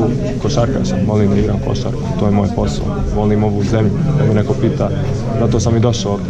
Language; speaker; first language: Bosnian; early bilingual, heritage; Croatian